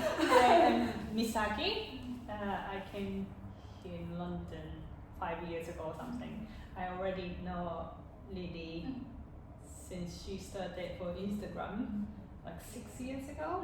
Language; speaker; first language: English; non-native, fluent; Japanese